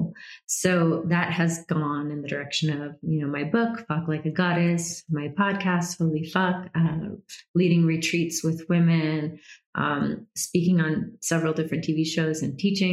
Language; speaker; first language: English; native; English